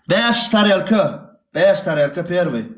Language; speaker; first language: Russian; non-native, learner; Turkmen